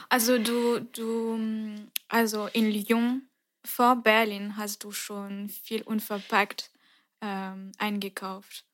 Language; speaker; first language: German; non-native, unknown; French